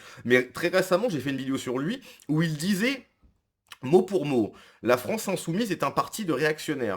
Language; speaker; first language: French; native; French